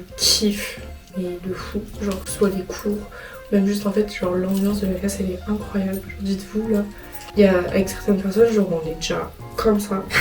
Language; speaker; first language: French; native; French